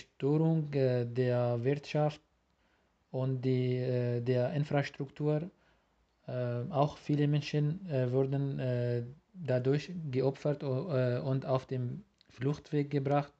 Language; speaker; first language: German; non-native, learner; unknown